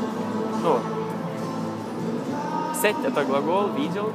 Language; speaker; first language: Russian; non-native, fluent; Norwegian